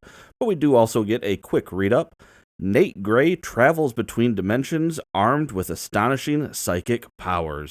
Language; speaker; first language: English; native; English